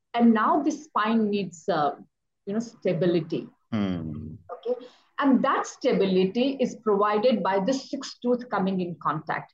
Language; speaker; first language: English; non-native, local second language; Hindi